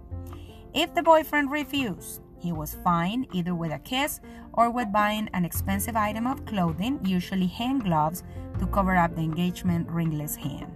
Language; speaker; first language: English; non-native, fluent; Spanish